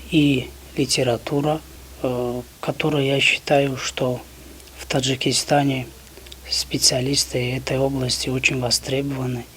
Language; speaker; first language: Russian; non-native, local second language; Tajik